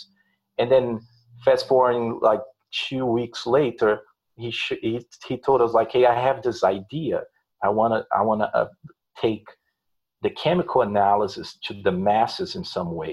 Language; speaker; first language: English; non-native, fluent; Portuguese